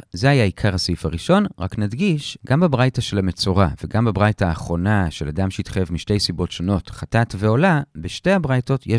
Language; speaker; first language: Hebrew; native; Hebrew